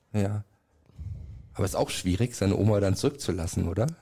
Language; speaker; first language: German; native; German